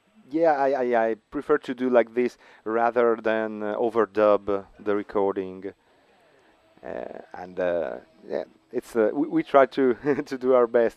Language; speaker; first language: English; non-native, fluent; Italian